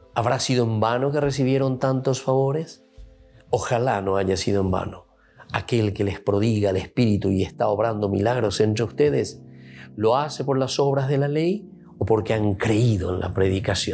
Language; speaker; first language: Spanish; native; Spanish